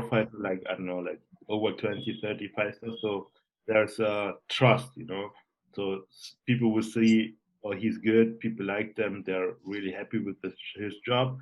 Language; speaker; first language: English; non-native, fluent; German